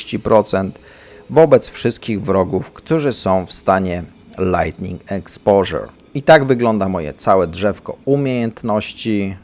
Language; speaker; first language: Polish; native; Polish